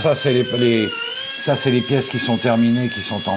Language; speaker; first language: French; native; French